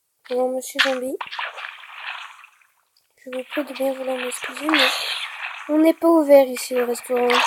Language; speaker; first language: French; native; French